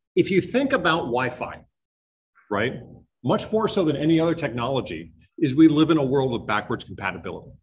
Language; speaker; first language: English; native; English